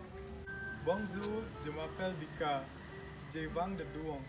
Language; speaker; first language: French; non-native, learner; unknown